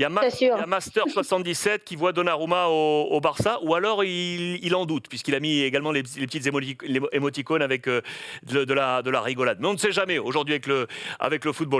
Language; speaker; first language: French; native; French